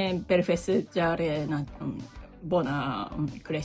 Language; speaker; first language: Italian; non-native, learner; Japanese